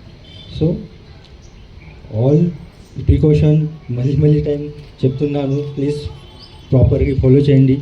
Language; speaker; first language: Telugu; non-native, learner; Hindi